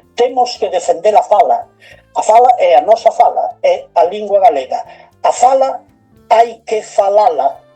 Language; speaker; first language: Galician; non-native, local second language; Spanish